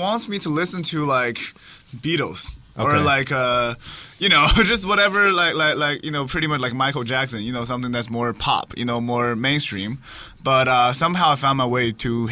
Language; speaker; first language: English; non-native, fluent; Chinese